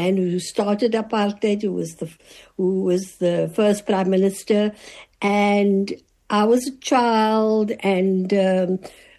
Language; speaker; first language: English; native; English